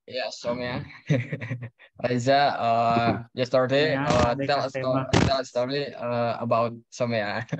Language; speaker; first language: English; non-native, learner; Indonesian